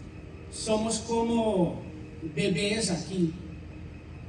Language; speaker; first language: Spanish; non-native, fluent; Portuguese